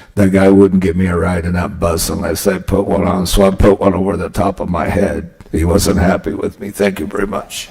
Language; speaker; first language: English; early bilingual, other home language; Spanish